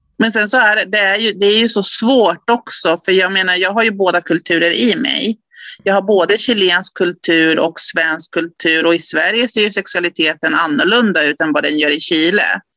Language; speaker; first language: Swedish; early bilingual, other home language; Spanish